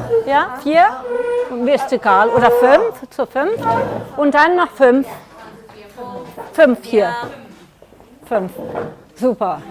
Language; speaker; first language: German; non-native, learner; Catalan